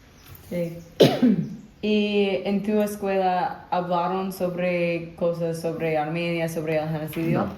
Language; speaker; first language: Spanish; non-native, learner; English